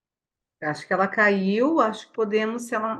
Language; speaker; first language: Portuguese; native; Portuguese